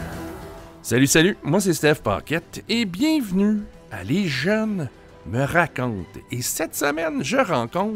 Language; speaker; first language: French; native; French